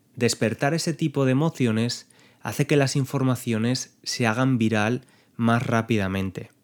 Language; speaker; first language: Spanish; native; Spanish